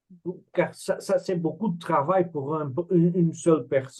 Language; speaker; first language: French; non-native, fluent; Portuguese